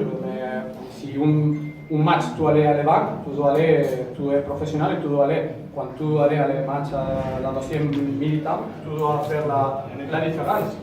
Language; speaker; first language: French; non-native, fluent; Spanish